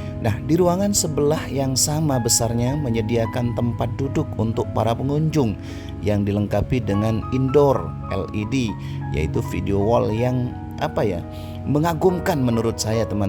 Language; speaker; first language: Indonesian; native; Indonesian